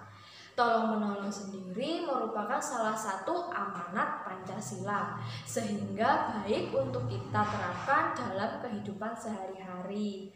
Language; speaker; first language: Indonesian; native; Indonesian